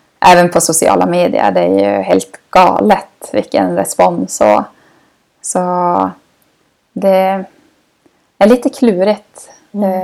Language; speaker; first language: Swedish; native; Swedish